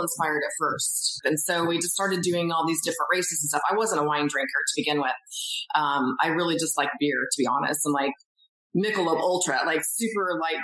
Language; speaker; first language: English; native; English